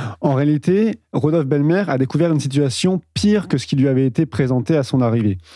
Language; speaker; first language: French; native; French